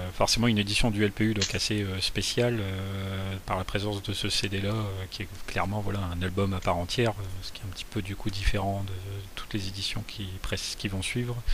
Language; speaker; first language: French; native; French